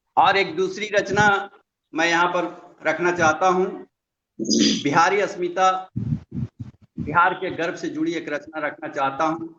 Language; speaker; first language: Hindi; non-native, local second language; Magahi